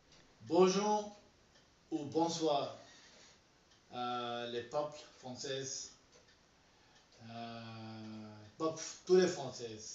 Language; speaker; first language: French; non-native, learner; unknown